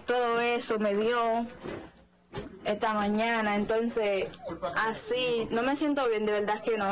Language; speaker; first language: Spanish; early bilingual, other home language; Haitian Creole